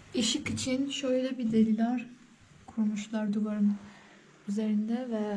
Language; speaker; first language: Turkish; non-native, learner; Persian